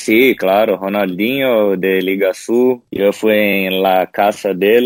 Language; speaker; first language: Spanish; non-native, learner; Portuguese